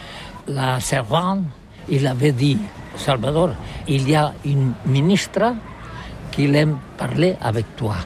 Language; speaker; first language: French; non-native, learner; Catalan